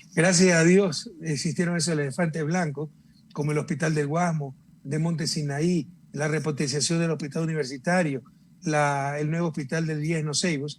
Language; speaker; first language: Spanish; native; Spanish